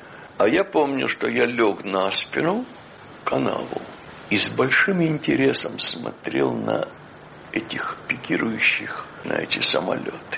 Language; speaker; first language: Russian; native; Russian